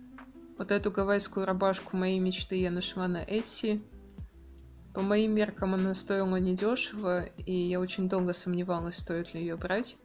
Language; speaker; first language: Russian; native; Russian